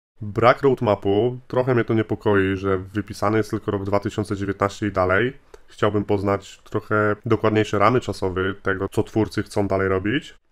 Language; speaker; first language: Polish; native; Polish